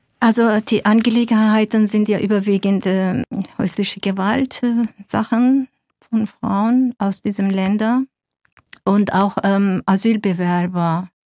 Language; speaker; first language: German; non-native, fluent; Zaza